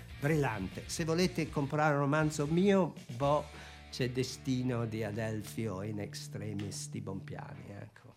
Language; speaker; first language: Italian; non-native, fluent; English